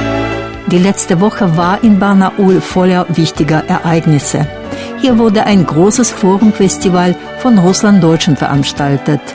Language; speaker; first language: German; non-native, fluent; Russian